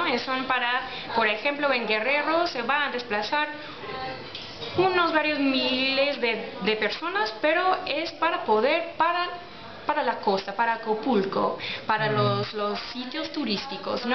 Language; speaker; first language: Spanish; non-native, learner; English